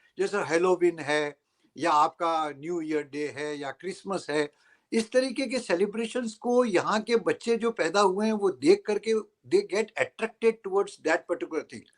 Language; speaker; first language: Hindi; native; Hindi